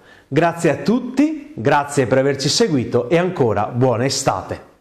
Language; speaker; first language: Italian; native; Italian